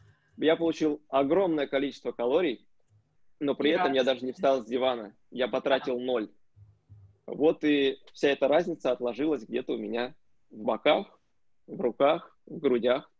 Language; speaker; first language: Russian; native; Russian